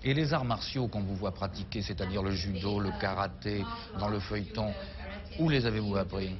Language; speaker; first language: French; native; French